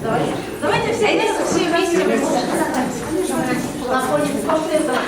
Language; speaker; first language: Russian; native; Russian